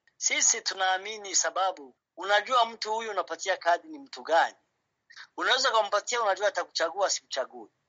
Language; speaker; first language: Swahili; non-native, local second language; Rundi